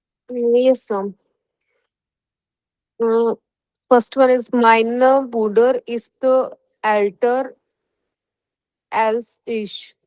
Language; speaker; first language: German; non-native, learner; Hindi